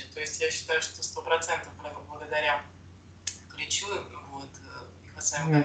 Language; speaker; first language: Russian; native; Russian